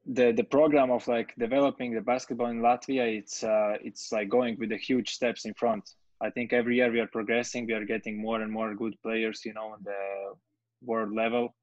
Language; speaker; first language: English; non-native, fluent; Latvian